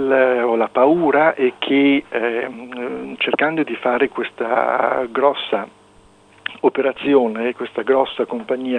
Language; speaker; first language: Italian; native; Italian